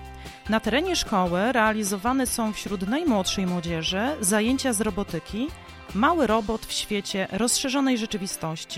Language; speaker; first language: Polish; native; Polish